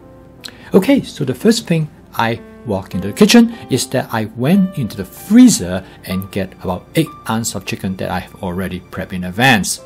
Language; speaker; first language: English; non-native, fluent; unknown